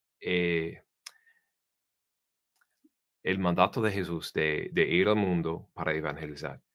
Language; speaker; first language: Spanish; non-native, learner; English